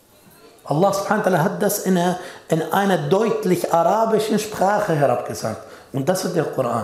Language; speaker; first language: German; non-native, fluent; Arabic